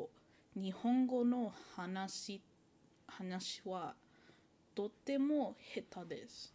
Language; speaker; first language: Japanese; non-native, learner; English